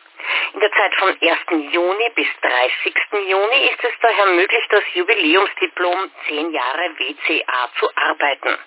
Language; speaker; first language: German; native; German